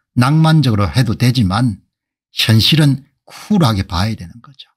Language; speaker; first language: Korean; native; Korean